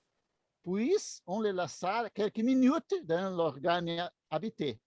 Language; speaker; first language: French; non-native, learner; Portuguese